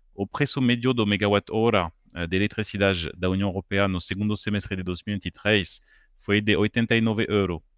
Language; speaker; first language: Portuguese; non-native, fluent; French